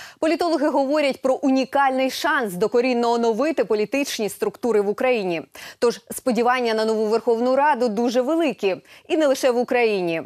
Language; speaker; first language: Ukrainian; native; Ukrainian